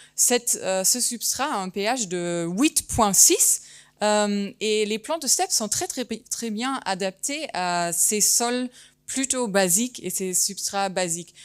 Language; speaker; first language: French; non-native, fluent; German